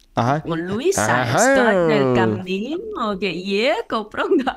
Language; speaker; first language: Spanish; non-native, fluent; Chinese